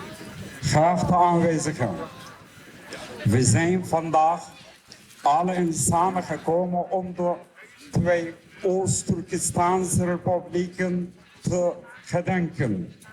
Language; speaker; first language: Dutch; non-native, fluent; Uyghur